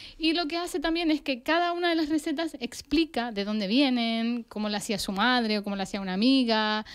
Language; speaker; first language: Spanish; native; Spanish